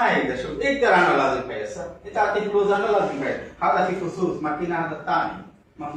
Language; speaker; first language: Arabic; non-native, learner; Bangla